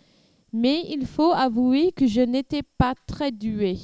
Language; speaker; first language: French; non-native, learner; English